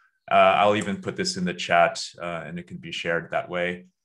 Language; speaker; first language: English; native; English